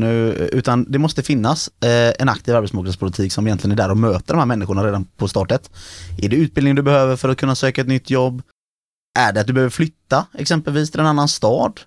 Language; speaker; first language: Swedish; native; Swedish